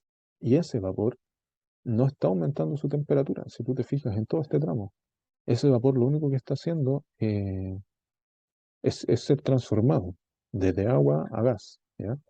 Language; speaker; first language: Spanish; native; Spanish